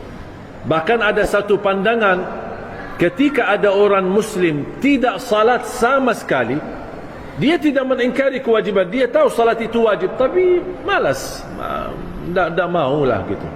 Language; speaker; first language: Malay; non-native, fluent; Arabic